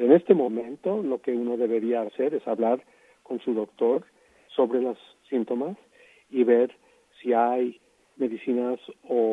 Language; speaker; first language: Spanish; non-native, fluent; English